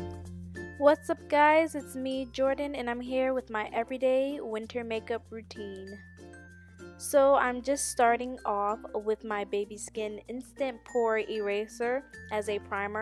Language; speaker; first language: English; native; English